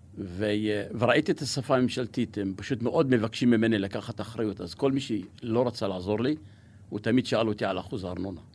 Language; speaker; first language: Hebrew; non-native, local second language; Arabic